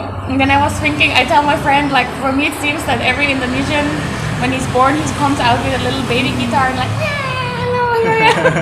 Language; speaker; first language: English; non-native, fluent; Swiss German